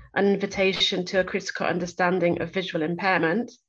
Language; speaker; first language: English; native; English